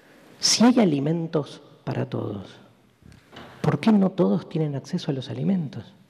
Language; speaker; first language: Spanish; native; Spanish